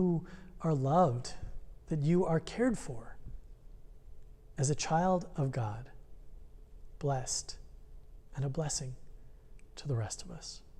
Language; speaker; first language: English; native; English